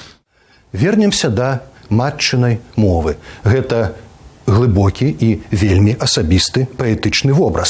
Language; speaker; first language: Belarusian; native; Belarusian